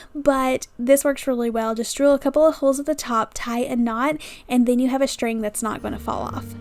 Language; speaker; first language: English; native; English